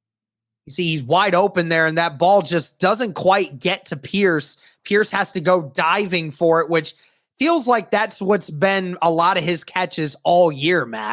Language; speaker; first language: English; native; English